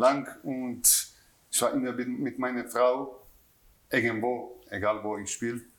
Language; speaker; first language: German; non-native, learner; Croatian